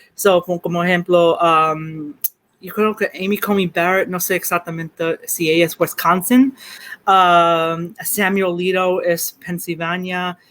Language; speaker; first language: Spanish; early bilingual, heritage; Spanish